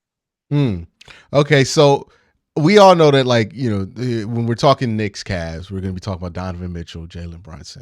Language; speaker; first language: English; native; English